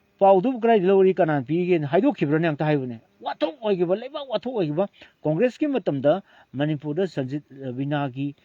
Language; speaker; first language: Manipuri; non-native, local second language; Thado Chin